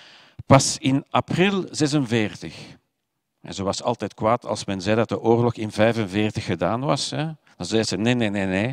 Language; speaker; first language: Dutch; non-native, local second language; French